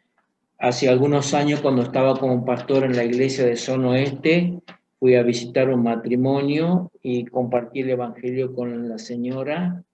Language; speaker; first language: Spanish; native; Spanish